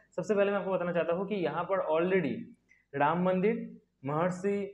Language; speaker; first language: Hindi; native; Hindi